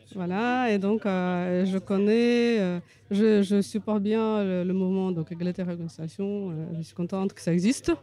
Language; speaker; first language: French; non-native, fluent; Russian